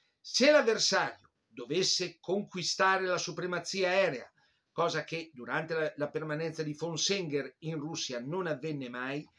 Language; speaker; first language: Italian; native; Italian